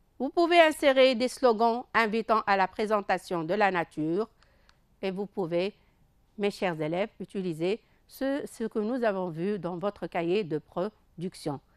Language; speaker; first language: French; non-native, local second language; Arabic